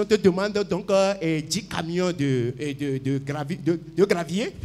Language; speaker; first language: French; non-native, local second language; Ewe